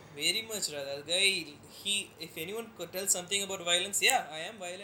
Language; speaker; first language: English; non-native, local second language; Tamil